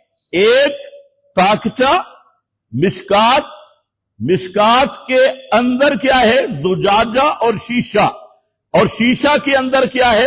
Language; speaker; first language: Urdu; non-native, local second language; Punjabi